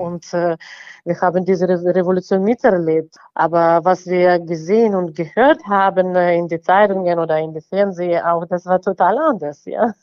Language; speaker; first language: German; non-native, fluent; Ukrainian